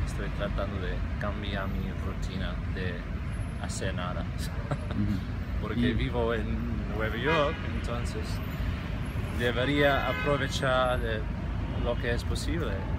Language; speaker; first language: Spanish; non-native, fluent; English